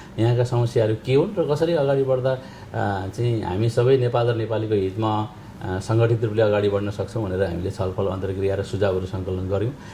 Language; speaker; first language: Nepali; native; Nepali